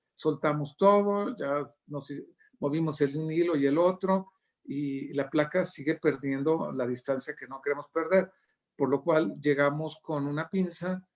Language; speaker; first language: Spanish; native; Spanish